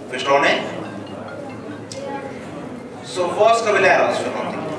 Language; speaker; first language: Swedish; early bilingual, other home language; Arabic